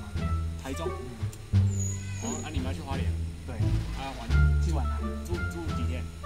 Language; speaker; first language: Chinese; non-native, learner; Filipino